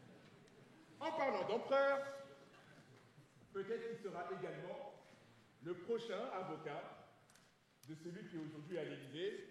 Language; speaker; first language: French; native; French